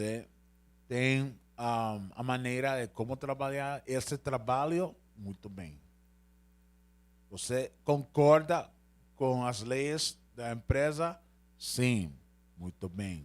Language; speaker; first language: Portuguese; non-native, learner; Spanish